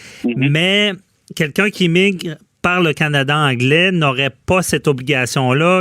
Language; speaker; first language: French; native; French